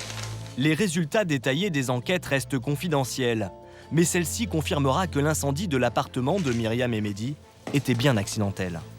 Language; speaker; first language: French; native; French